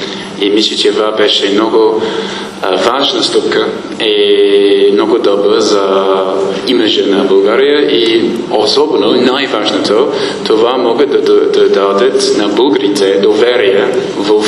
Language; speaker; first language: Bulgarian; non-native, fluent; English